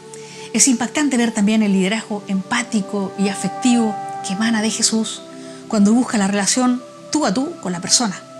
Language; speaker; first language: Spanish; native; Spanish